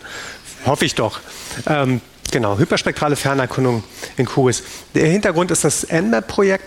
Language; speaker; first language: German; native; German